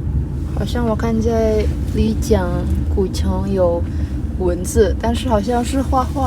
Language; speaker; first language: Chinese; non-native, learner; Indonesian